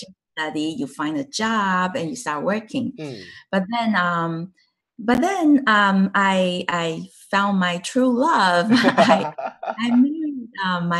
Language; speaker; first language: English; non-native, fluent; Chinese